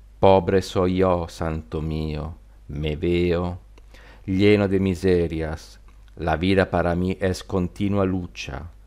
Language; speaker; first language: Spanish; non-native, learner; Italian